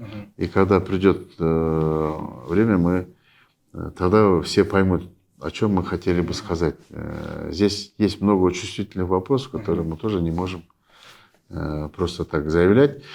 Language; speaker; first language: Russian; non-native, local second language; Kyrgyz